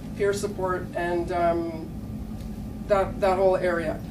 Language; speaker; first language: English; native; English